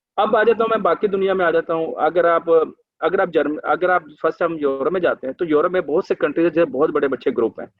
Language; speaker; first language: Urdu; non-native, local second language; Punjabi